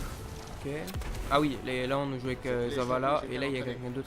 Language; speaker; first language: French; native; French